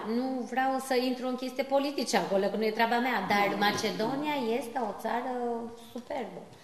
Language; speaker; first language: Romanian; non-native, fluent; Albanian